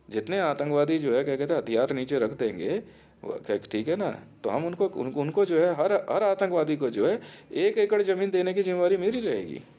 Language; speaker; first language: Hindi; native; Hindi